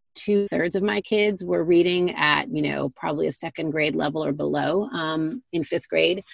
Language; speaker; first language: English; native; English